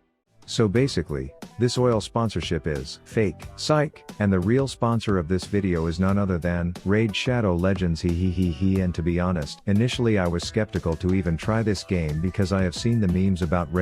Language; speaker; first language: English; native; English